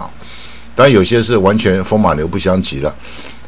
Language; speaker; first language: Chinese; native; Chinese